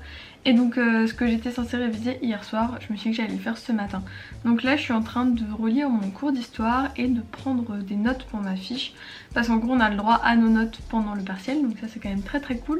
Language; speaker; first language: French; native; French